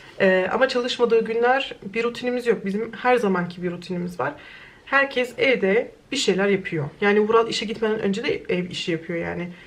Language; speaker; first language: Turkish; early bilingual, heritage; Turkish